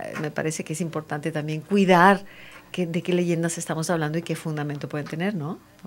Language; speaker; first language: Spanish; native; Spanish